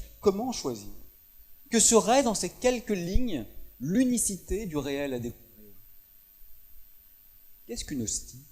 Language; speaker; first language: French; native; French